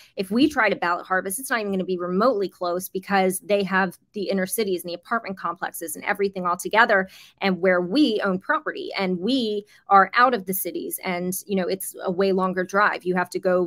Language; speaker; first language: English; native; English